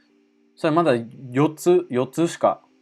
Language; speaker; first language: Japanese; non-native, fluent; English